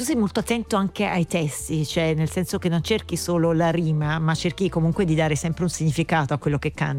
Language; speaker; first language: Italian; native; Italian